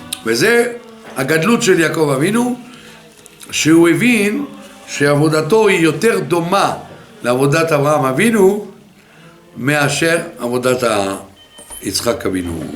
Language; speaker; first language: Hebrew; non-native, fluent; French